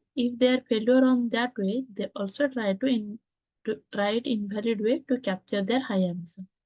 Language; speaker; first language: English; non-native, local second language; Odia